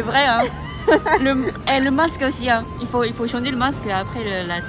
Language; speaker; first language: French; non-native, fluent; Japanese